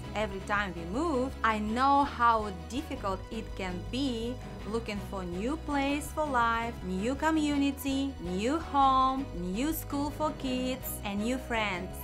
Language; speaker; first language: English; non-native, fluent; Russian